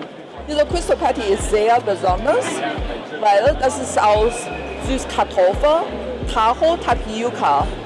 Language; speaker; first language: German; non-native, learner; Chinese